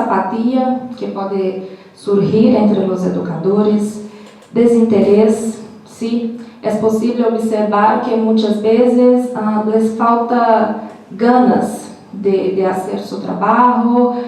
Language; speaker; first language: Spanish; non-native, learner; Portuguese